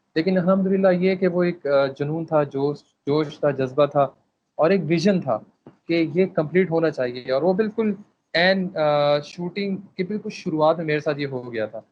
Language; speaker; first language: Urdu; non-native, local second language; Pashto